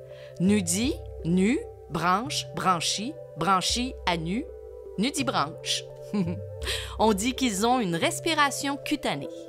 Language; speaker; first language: French; native; French